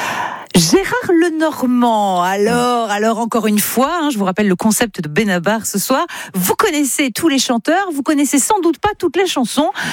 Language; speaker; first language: French; native; French